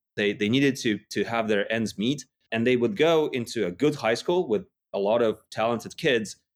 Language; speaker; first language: English; non-native, fluent; Russian